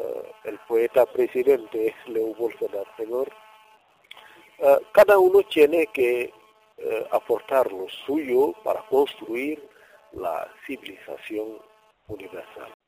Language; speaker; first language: Spanish; non-native, fluent; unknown